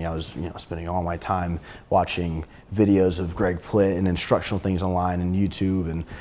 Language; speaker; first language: English; native; English